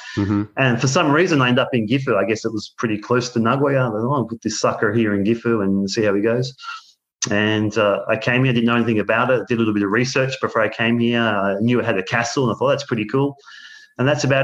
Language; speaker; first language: English; native; English